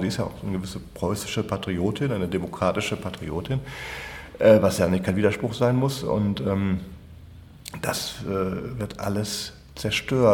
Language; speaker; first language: German; native; German